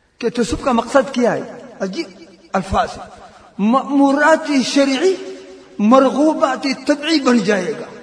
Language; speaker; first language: Urdu; non-native, local second language; Pashto